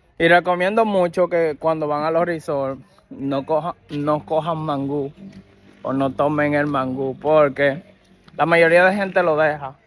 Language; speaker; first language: Spanish; native; Spanish